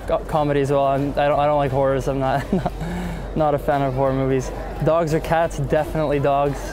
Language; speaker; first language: English; native; English